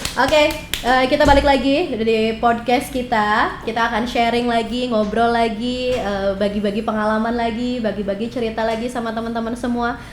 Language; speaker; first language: Indonesian; native; Indonesian